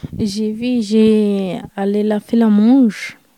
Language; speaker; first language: French; non-native, learner; Romany